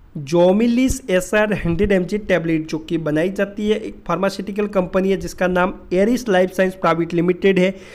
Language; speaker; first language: Hindi; native; Hindi